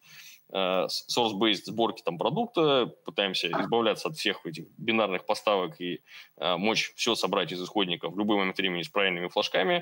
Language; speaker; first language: Russian; native; Russian